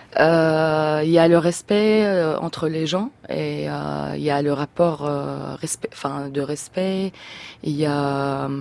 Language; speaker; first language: French; non-native, fluent; Arabic